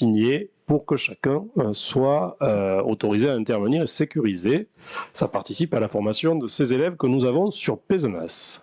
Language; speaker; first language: French; native; French